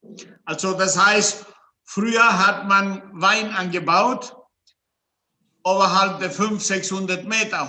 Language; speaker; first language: German; non-native, fluent; Italian